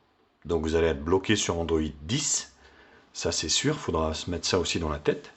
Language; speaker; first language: French; native; French